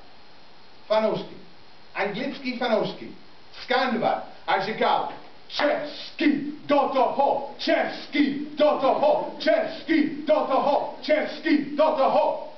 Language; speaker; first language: Czech; non-native, learner; English